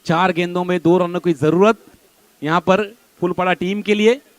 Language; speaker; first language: Hindi; non-native, local second language; Marathi